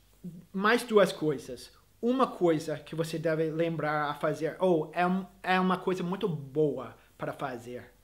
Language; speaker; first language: Portuguese; non-native, fluent; English